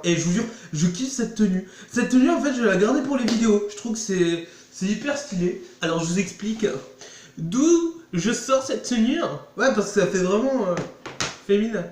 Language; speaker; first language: French; native; French